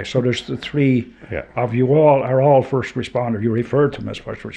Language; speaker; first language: English; native; English